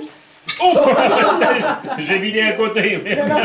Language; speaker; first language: French; native; French